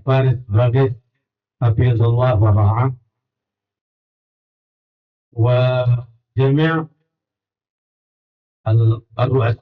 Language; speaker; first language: Arabic; non-native, fluent; Indonesian